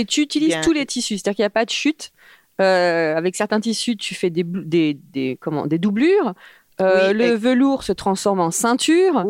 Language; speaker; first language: French; native; French